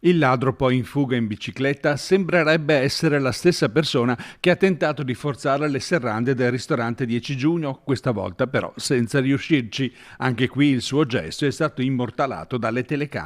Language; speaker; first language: Italian; native; Italian